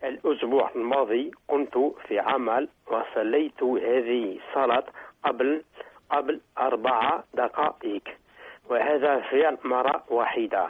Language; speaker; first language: Arabic; non-native, learner; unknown